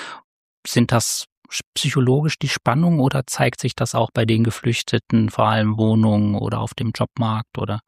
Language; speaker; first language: German; native; German